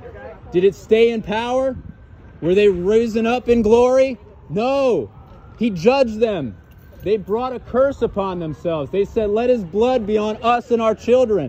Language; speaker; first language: English; native; English